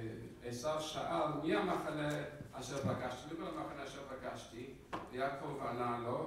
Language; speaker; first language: Hebrew; non-native, fluent; English